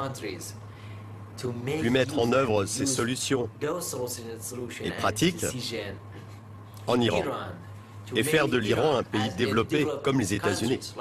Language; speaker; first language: French; non-native, fluent; Persian